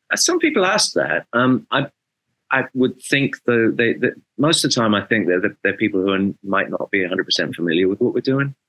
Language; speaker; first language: English; native; English